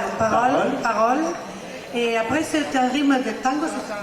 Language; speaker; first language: French; non-native, learner; Spanish